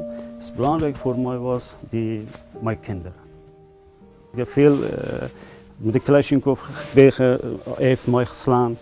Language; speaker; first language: Dutch; non-native, learner; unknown